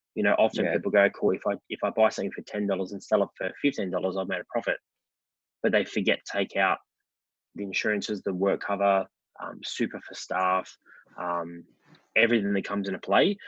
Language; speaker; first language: English; native; English